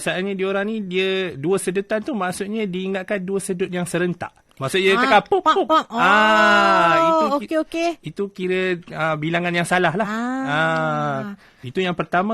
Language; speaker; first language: Malay; native; Malay